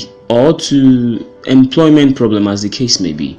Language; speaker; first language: English; non-native, local second language; Yoruba